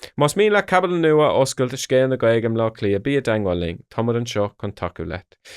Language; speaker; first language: Irish; non-native, local second language; English